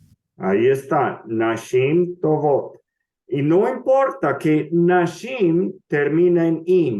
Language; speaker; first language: Spanish; non-native, fluent; English